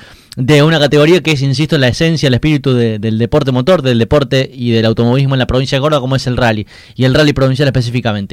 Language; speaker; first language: Spanish; native; Spanish